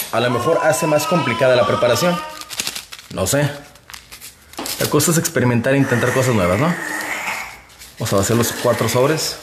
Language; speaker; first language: Spanish; native; Spanish